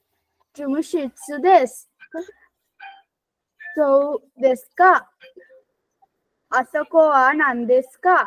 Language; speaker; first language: Japanese; non-native, learner; Sinhala